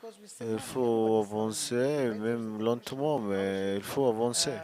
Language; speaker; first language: French; non-native, learner; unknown